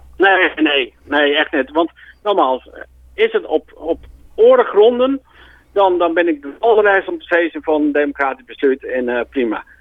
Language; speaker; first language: Dutch; non-native, local second language; Western Frisian